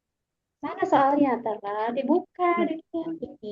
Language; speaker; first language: Indonesian; native; Indonesian